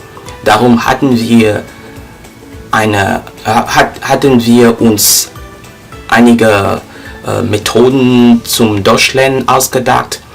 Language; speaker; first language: German; non-native, learner; French